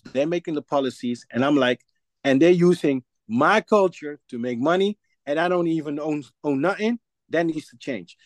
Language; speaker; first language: English; non-native, fluent; Dutch